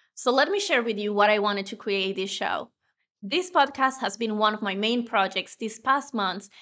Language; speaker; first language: English; non-native, fluent; Spanish